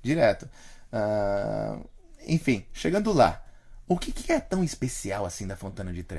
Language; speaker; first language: Portuguese; native; Portuguese